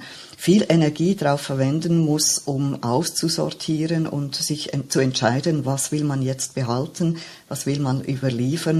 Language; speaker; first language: German; native; German